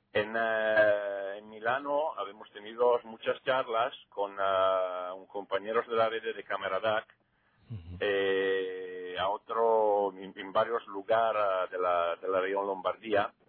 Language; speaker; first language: Spanish; non-native, learner; Italian